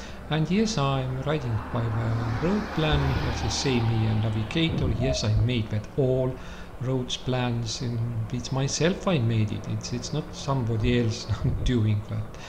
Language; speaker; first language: English; non-native, learner; Estonian